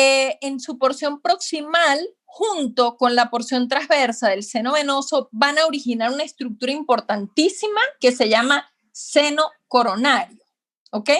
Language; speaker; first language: Spanish; native; Spanish